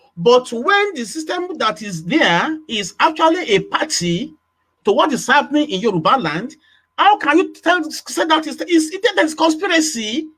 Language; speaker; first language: English; non-native, local second language; Yoruba